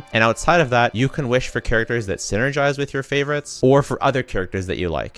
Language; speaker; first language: English; native; English